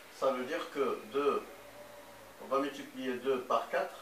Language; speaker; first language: French; non-native, local second language; Arabic